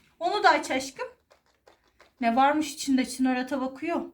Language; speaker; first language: Turkish; native; Turkish